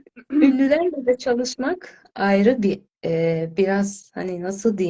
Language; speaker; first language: Turkish; non-native, fluent; Azerbaijani